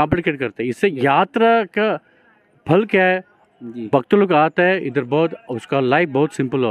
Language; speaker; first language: Hindi; non-native, local second language; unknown